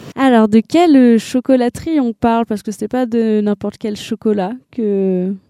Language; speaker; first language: French; native; French